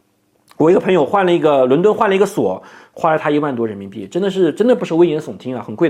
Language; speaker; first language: Chinese; native; Chinese